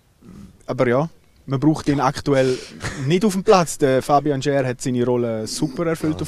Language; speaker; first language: German; native; German